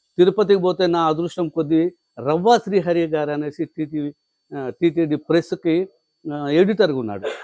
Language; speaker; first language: Telugu; non-native, local second language; Lambadi